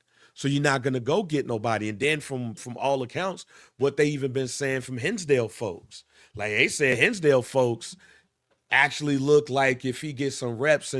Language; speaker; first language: English; native; English